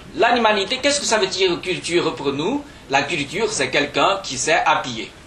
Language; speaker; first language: French; non-native, fluent; Chinese